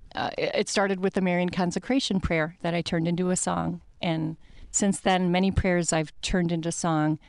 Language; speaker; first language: English; early bilingual, other home language; Italian